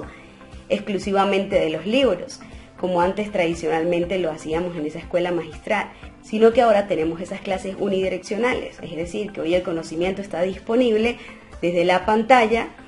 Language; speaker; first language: Spanish; native; Spanish